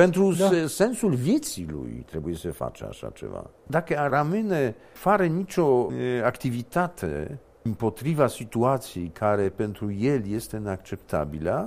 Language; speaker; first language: Romanian; non-native, fluent; Polish